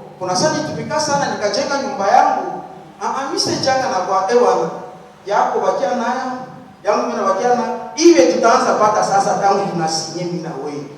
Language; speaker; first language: Swahili; native; Swahili